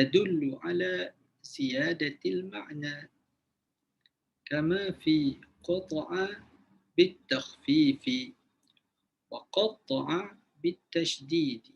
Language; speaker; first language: Arabic; non-native, fluent; Malay